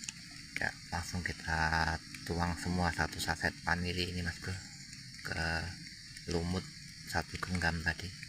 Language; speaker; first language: Indonesian; native; Indonesian